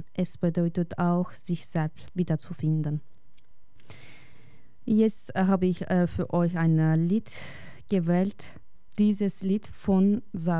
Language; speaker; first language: German; non-native, learner; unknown